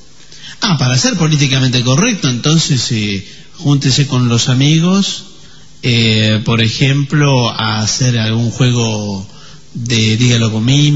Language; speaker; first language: Spanish; native; Spanish